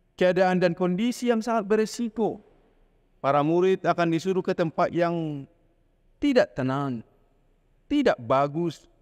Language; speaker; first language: Indonesian; non-native, local second language; Batak Toba